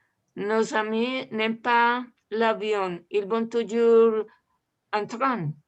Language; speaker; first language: French; non-native, learner; Spanish